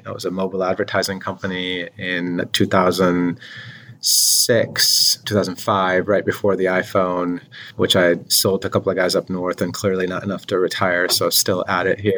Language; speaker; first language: English; non-native, local second language; Urdu